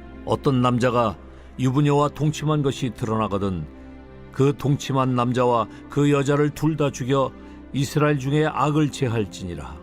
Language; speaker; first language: Korean; native; Korean